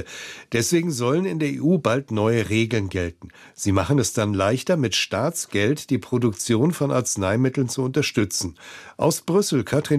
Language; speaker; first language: German; native; German